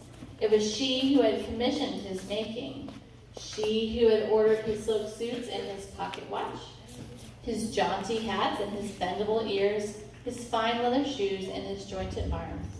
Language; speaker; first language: English; native; English